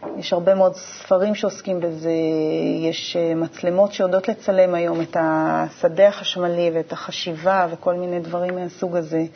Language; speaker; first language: Hebrew; native; Hebrew